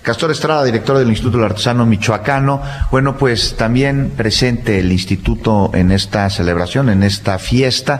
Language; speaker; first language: Spanish; native; Spanish